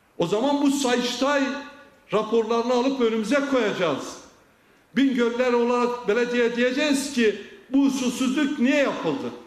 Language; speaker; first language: Turkish; non-native, local second language; Kurdish